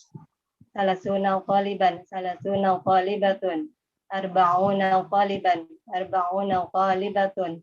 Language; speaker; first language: Arabic; non-native, learner; Indonesian